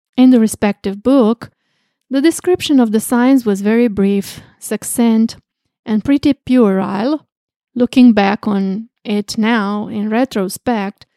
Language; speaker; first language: English; non-native, fluent; Romanian